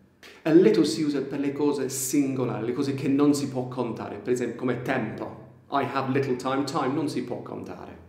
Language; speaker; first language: Italian; non-native, fluent; English